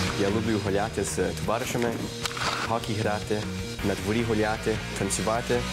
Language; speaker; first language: Ukrainian; early bilingual, heritage; Ukrainian